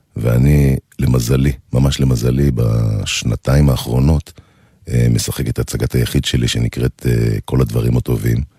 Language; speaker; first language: Hebrew; native; Hebrew